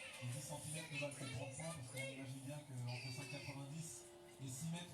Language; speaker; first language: French; native; French